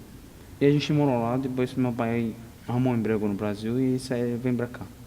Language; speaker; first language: Portuguese; non-native, learner; Arabic